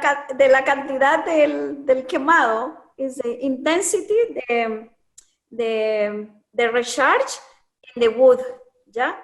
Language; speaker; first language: English; non-native, learner; Spanish